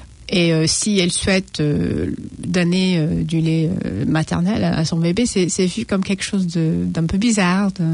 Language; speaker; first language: French; non-native, fluent; English